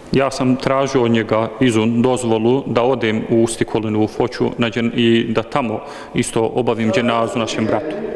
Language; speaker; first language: Bosnian; early bilingual, heritage; Bosnian